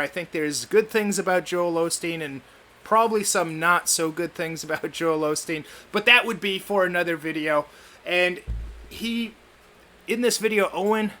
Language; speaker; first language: English; native; English